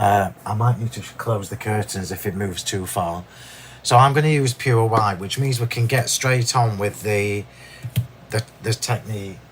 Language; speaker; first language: English; native; English